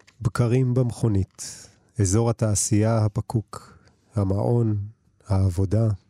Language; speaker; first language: Hebrew; early bilingual, other home language; Russian